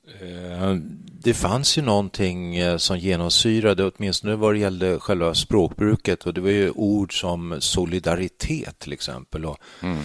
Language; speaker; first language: Swedish; native; Swedish